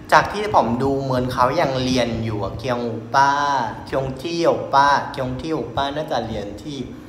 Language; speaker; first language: Thai; non-native, fluent; Vietnamese